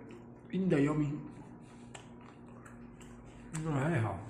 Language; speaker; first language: Chinese; non-native, learner; Italian